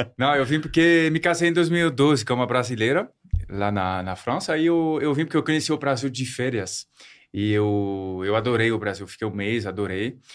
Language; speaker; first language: Portuguese; non-native, fluent; French